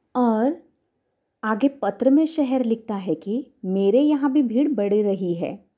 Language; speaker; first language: Hindi; non-native, local second language; Marathi